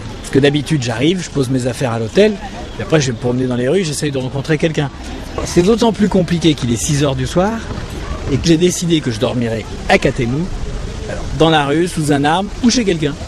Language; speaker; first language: French; native; French